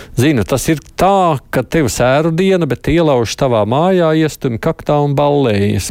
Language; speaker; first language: Latvian; native; Latvian